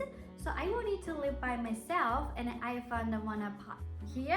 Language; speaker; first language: English; non-native, fluent; Japanese